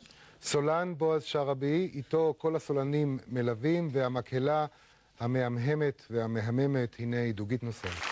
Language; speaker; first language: Hebrew; native; Hebrew